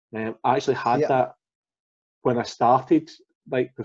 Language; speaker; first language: English; native; English